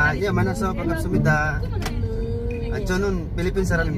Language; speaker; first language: Korean; non-native, learner; Filipino